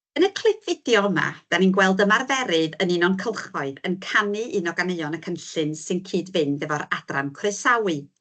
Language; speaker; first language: Welsh; native; Welsh